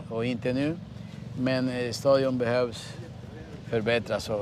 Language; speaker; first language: Swedish; early bilingual, heritage; Swedish